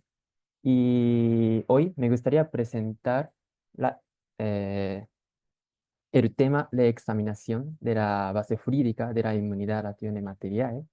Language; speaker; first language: Spanish; non-native, fluent; Japanese